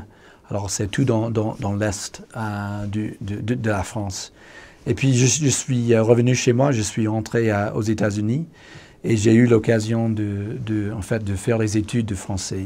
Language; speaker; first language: French; non-native, fluent; English